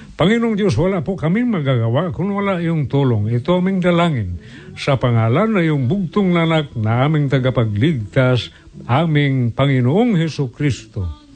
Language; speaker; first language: Filipino; non-native, local second language; Cebuano